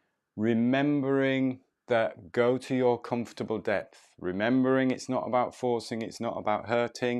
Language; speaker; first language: English; native; English